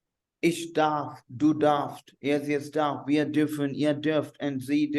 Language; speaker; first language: German; non-native, fluent; Hindi